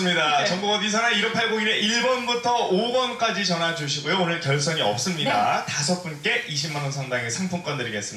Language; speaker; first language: Korean; native; Korean